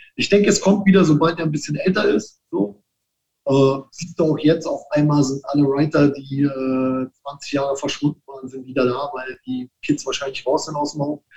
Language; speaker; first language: German; native; German